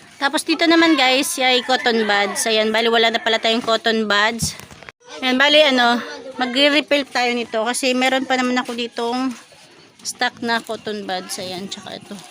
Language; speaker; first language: Filipino; non-native, local second language; Bikol